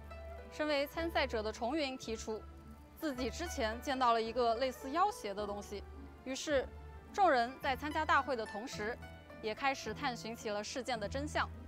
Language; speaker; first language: Chinese; native; Chinese